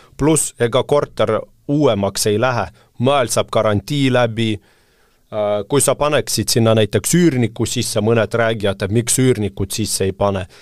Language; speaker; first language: Estonian; non-native, local second language; Russian